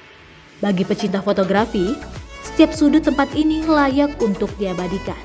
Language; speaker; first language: Indonesian; native; Indonesian